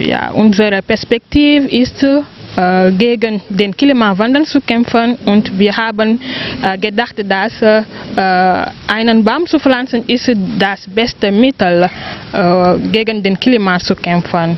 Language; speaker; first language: German; non-native, fluent; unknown